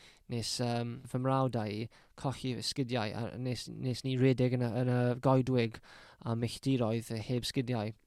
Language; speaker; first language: Welsh; non-native, local second language; English